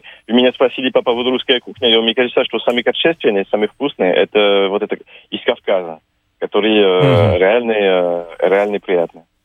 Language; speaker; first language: Russian; non-native, fluent; French